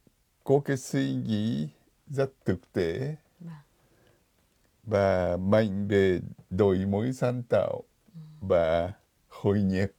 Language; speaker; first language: Vietnamese; non-native, fluent; Japanese